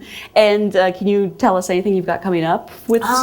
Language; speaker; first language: English; native; English